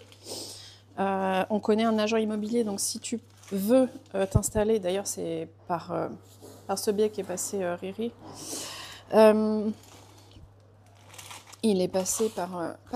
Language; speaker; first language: French; native; French